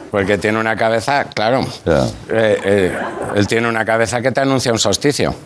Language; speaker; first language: Spanish; native; Spanish